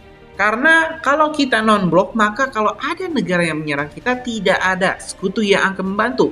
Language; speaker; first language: Indonesian; native; Indonesian